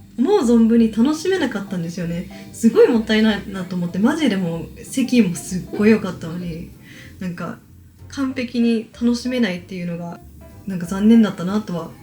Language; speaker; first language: Japanese; early bilingual, heritage; Japanese